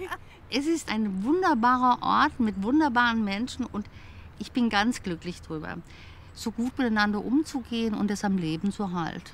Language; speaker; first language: German; native; German